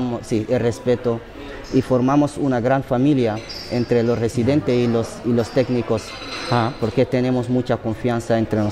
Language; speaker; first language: Spanish; non-native, fluent; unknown